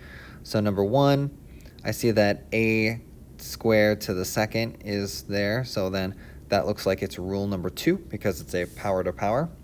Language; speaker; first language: English; native; English